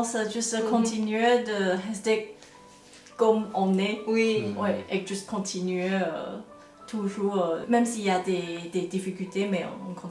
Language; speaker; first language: French; non-native, fluent; Chinese